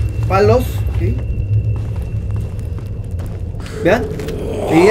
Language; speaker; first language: Spanish; native; Spanish